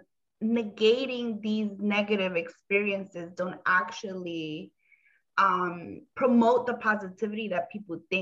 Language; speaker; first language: English; native; English